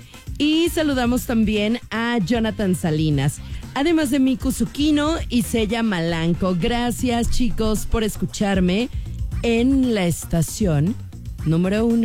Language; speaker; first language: Spanish; native; Spanish